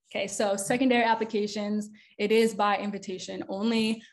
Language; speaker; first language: English; native; English